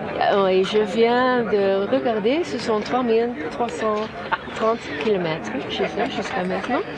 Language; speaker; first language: French; non-native, fluent; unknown